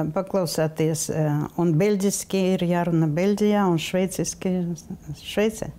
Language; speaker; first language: Latvian; non-native, local second language; Russian